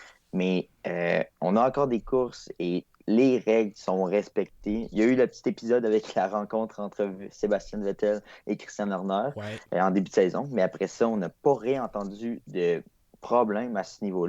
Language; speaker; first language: French; native; French